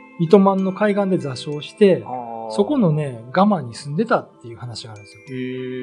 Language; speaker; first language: Japanese; native; Japanese